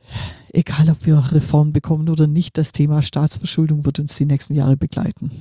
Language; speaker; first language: German; native; German